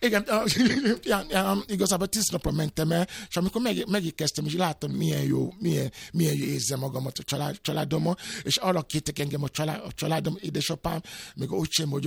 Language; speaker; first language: Hungarian; non-native, fluent; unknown